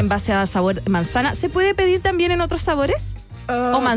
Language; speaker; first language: Spanish; native; Spanish